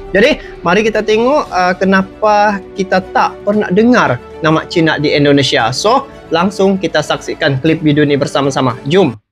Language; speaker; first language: Malay; native; Malay